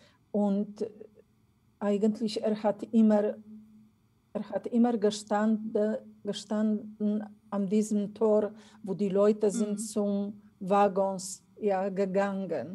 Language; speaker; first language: German; non-native, fluent; Polish